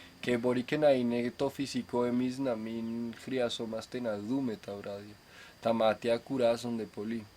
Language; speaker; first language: Greek; non-native, fluent; Spanish